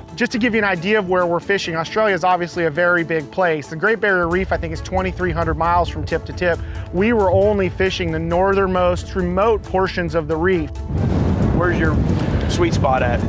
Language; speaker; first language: English; native; English